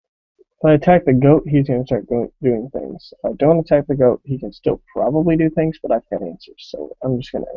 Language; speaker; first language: English; native; English